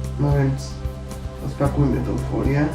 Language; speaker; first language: Polish; native; Polish